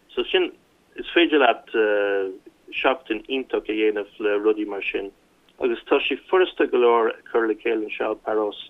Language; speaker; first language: Irish; non-native, local second language; English